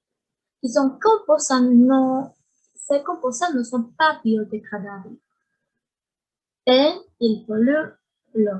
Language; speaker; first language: French; non-native, learner; Spanish